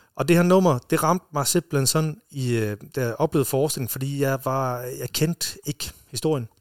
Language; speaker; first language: Danish; early bilingual, heritage; Danish